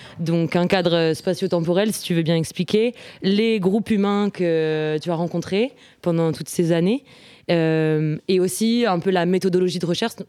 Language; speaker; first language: French; native; French